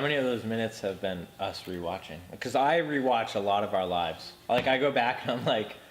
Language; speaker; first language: English; native; English